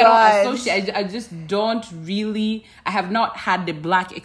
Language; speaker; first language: English; non-native, local second language; Swahili